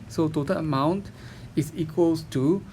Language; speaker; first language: English; native; English